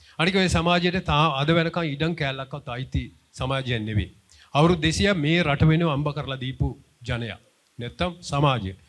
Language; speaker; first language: Sinhala; non-native, local second language; Tamil